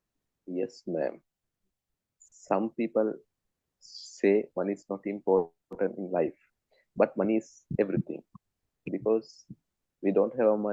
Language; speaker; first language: English; non-native, learner; Tamil